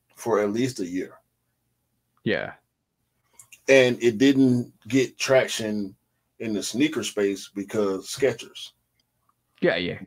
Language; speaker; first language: English; native; English